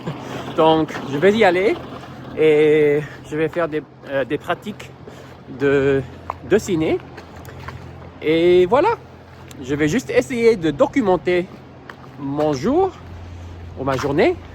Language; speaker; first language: French; non-native, fluent; English